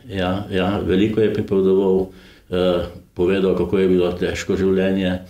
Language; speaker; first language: Slovenian; native; Slovenian